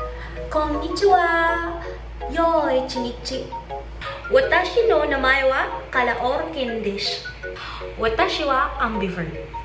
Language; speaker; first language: Japanese; non-native, learner; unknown